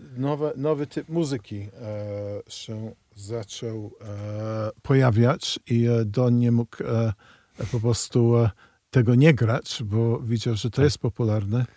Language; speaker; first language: Polish; early bilingual, heritage; Polish